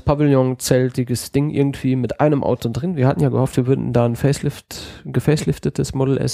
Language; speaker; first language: German; native; German